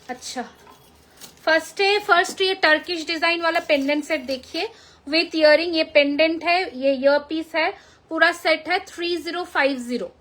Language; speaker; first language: Hindi; non-native, local second language; Bangla